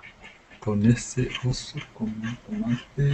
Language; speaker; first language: Spanish; non-native, learner; Portuguese